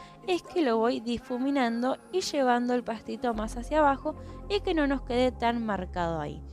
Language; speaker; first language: Spanish; native; Spanish